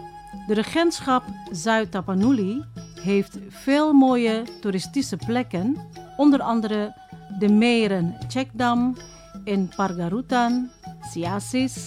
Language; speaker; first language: Dutch; non-native, fluent; Indonesian